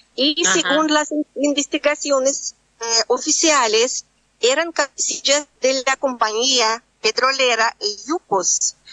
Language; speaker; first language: Spanish; non-native, fluent; Russian